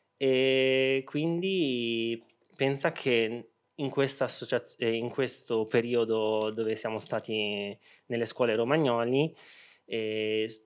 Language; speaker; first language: Italian; early bilingual, other home language; Arabic